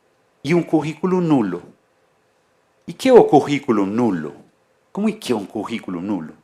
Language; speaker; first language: Portuguese; non-native, fluent; Spanish